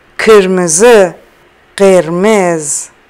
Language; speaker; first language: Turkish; non-native, fluent; Persian